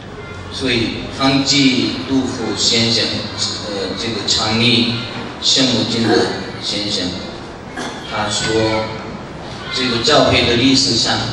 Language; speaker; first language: Chinese; non-native, learner; Korean